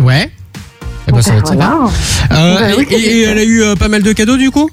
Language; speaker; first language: French; native; French